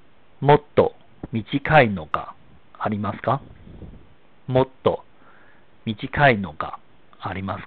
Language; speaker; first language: Japanese; non-native, fluent; Chinese